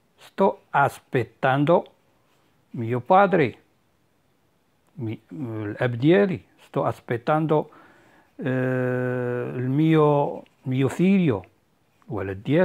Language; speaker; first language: Italian; non-native, fluent; Arabic